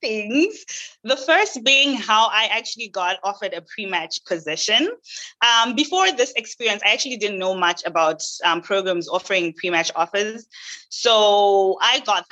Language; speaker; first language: English; non-native, local second language; Shona